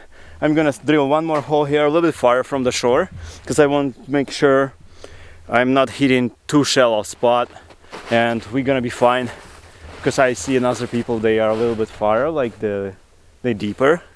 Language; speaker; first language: English; non-native, learner; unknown